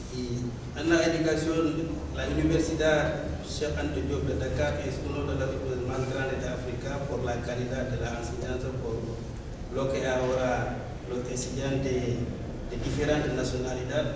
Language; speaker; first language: Spanish; non-native, learner; Wolof